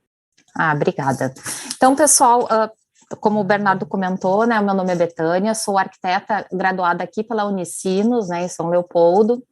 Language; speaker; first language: Portuguese; native; Portuguese